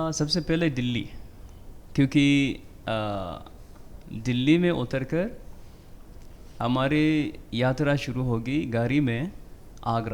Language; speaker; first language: Hindi; non-native, fluent; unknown